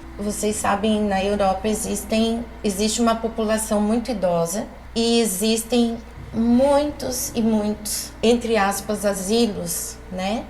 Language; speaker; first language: Portuguese; native; Portuguese